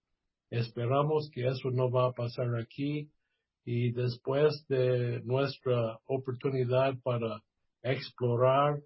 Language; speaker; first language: Spanish; non-native, fluent; English